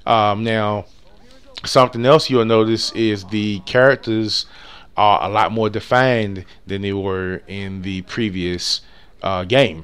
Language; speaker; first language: English; native; English